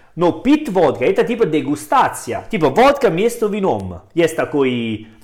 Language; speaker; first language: Russian; non-native, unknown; Italian